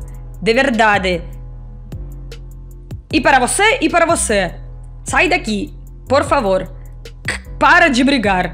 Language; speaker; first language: Portuguese; non-native, learner; Russian